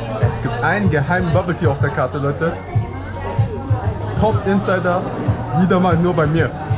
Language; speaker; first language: German; native; German